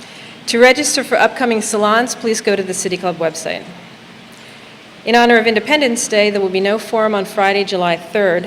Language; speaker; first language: English; native; English